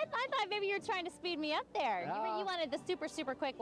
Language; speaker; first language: English; native; English